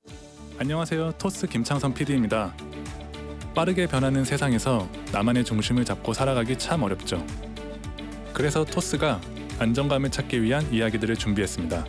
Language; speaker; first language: Korean; native; Korean